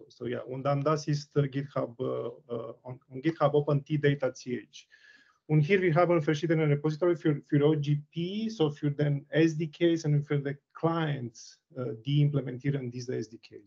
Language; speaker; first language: German; non-native, learner; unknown